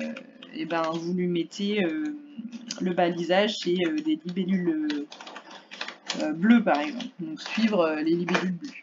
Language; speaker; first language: French; native; French